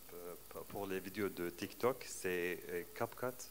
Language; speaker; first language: French; non-native, fluent; Arabic